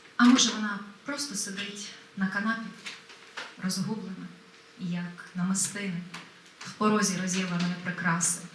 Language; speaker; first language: Ukrainian; native; Ukrainian